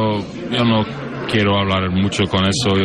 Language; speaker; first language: Spanish; non-native, learner; Norwegian